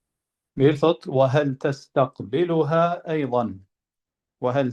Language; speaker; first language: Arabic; non-native, fluent; Albanian